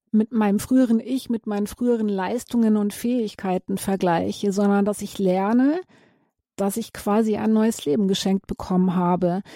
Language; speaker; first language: German; native; German